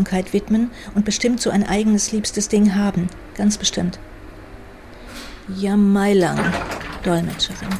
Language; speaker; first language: German; native; German